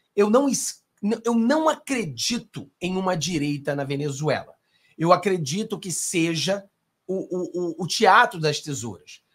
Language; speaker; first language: Portuguese; non-native, fluent; Spanish